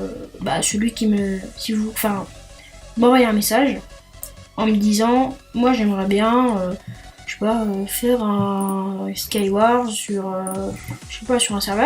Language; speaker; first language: French; native; French